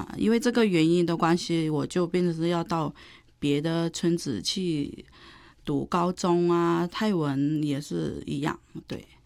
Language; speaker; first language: Chinese; early bilingual, heritage; Chinese